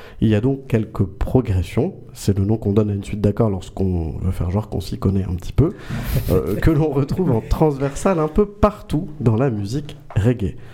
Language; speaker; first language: French; native; French